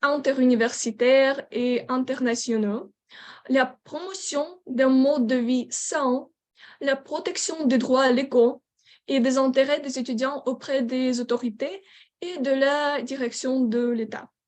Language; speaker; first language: French; non-native, learner; Ukrainian